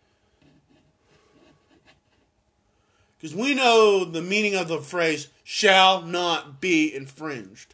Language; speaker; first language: English; native; English